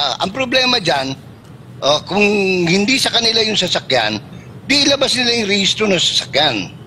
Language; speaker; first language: Filipino; non-native, local second language; Cebuano